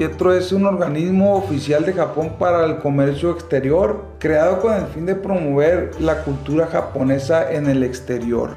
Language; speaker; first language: Spanish; native; Spanish